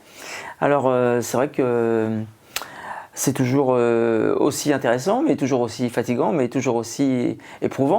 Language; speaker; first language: French; native; French